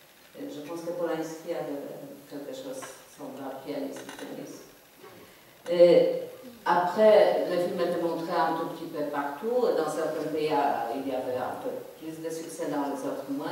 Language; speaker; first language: French; non-native, fluent; Polish